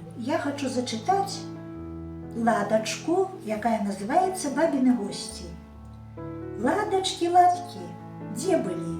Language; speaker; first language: Belarusian; native; Belarusian